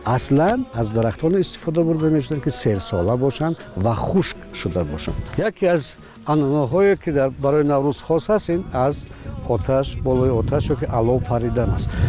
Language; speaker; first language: Persian; native; Persian